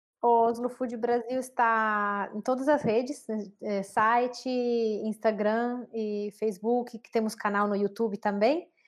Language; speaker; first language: Portuguese; non-native, fluent; Italian